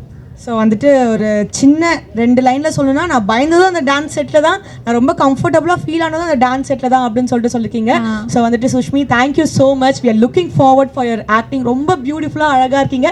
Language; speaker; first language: Tamil; native; Tamil